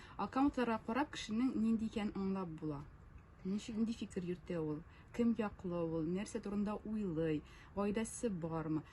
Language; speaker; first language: Tatar; non-native, local second language; Russian